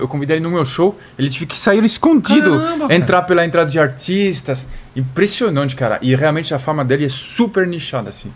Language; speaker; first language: Portuguese; non-native, fluent; French